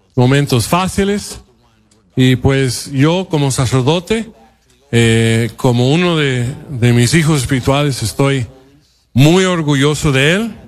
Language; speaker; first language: Spanish; non-native, fluent; English